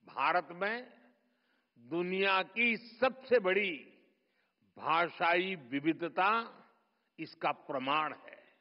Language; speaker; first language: Hindi; non-native, local second language; Gujarati